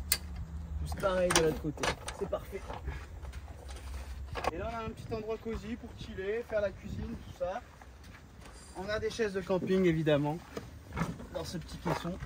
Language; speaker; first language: French; native; French